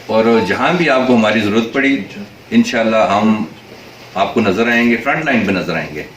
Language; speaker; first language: Urdu; non-native, local second language; Northern Hindko